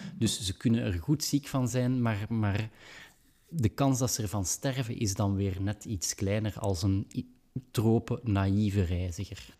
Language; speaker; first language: Dutch; native; Dutch